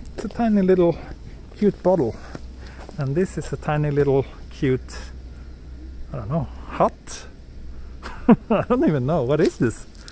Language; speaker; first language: English; non-native, fluent; Swedish